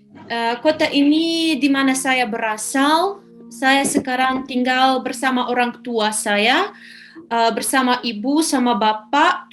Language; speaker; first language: Indonesian; non-native, fluent; Ukrainian